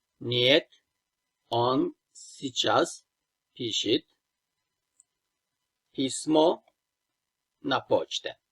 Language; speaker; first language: Russian; non-native, fluent; Turkish